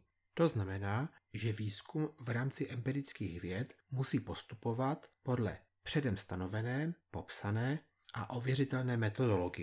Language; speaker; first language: Czech; native; Czech